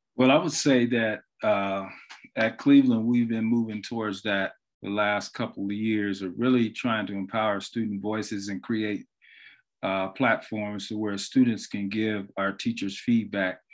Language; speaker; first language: English; native; English